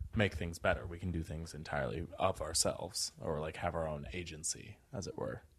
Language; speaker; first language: English; native; English